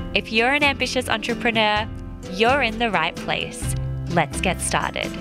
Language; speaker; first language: English; native; English